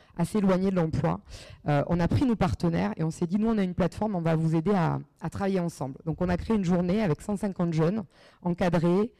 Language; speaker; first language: French; native; French